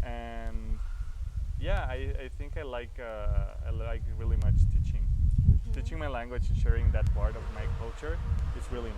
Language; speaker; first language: English; non-native, fluent; Spanish